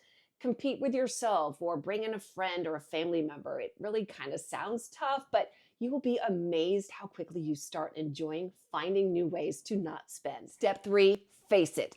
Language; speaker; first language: English; native; English